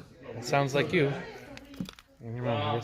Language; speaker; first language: English; native; English